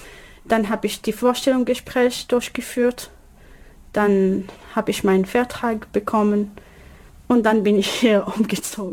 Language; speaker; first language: German; non-native, learner; Arabic